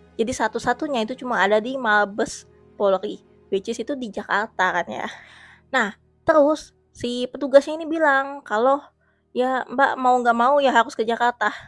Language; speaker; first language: Indonesian; native; Indonesian